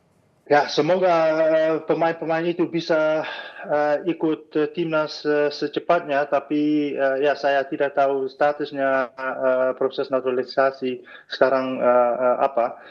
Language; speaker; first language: Indonesian; non-native, fluent; Dutch